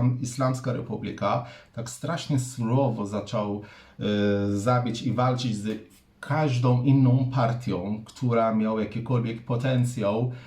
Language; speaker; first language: Polish; non-native, fluent; Persian